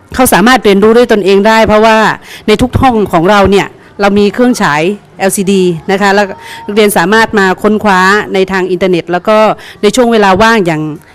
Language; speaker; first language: Thai; native; Thai